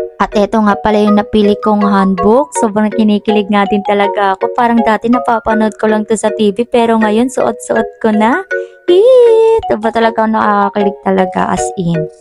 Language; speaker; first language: Filipino; native; Filipino